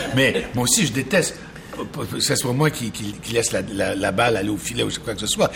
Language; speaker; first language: French; native; French